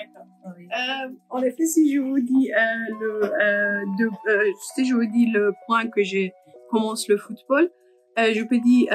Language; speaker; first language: French; non-native, learner; Persian